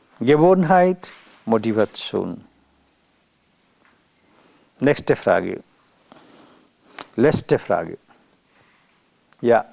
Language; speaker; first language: German; non-native, learner; Bangla